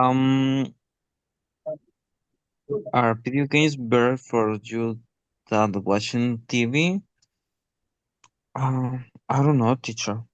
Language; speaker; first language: English; non-native, learner; Spanish